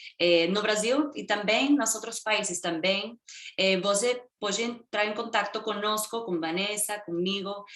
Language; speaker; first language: Portuguese; non-native, fluent; Spanish